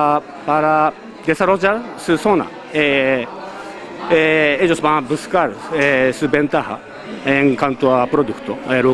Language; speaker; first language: Spanish; non-native, learner; Japanese